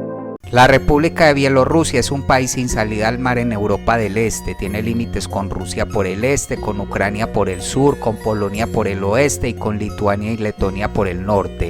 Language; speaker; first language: Spanish; native; Spanish